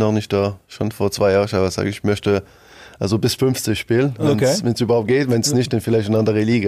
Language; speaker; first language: German; non-native, fluent; French